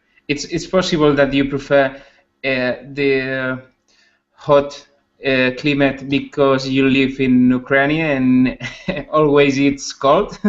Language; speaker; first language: English; non-native, learner; Spanish